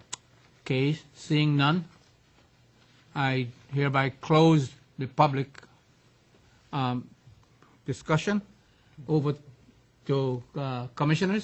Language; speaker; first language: English; native; English